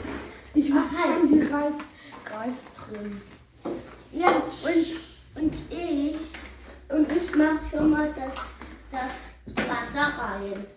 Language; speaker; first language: German; early bilingual, other home language; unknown